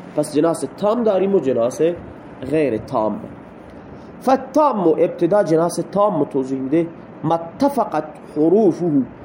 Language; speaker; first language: Persian; non-native, local second language; Baluchi